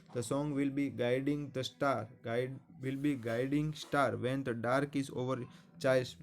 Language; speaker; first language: English; non-native, local second language; Gujarati